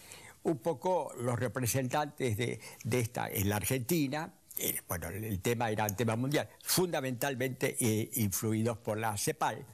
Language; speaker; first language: Spanish; native; Spanish